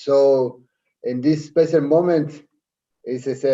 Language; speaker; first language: English; non-native, learner; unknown